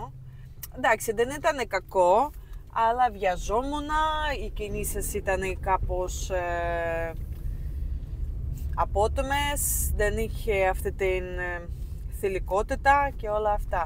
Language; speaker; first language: Greek; non-native, fluent; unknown